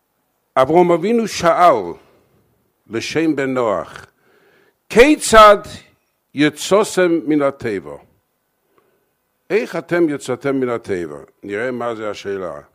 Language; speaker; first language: Hebrew; non-native, fluent; English